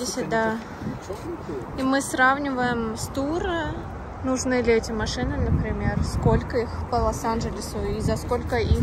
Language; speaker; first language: Russian; native; Russian